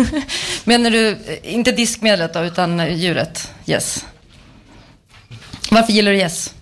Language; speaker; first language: Swedish; native; Swedish